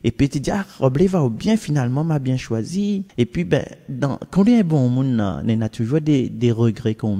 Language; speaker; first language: French; non-native, local second language; Réunion Creole French